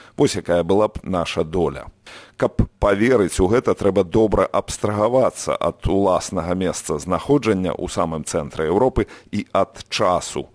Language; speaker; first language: Belarusian; native; Belarusian